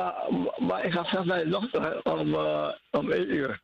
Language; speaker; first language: Dutch; non-native, learner; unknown